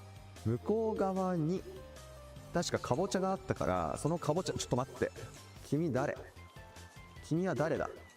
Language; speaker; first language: Japanese; native; Japanese